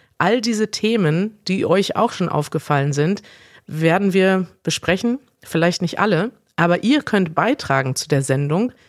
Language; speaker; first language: German; native; German